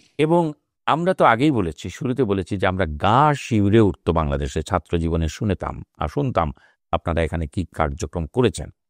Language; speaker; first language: Bangla; native; Bangla